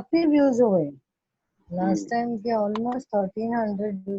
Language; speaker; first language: Hindi; native; Hindi